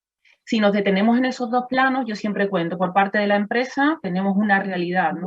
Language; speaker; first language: Spanish; native; Spanish